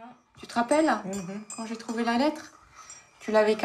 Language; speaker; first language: French; native; French